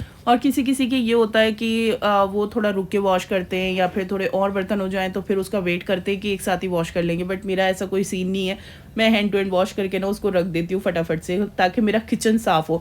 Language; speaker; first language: Hindi; native; Hindi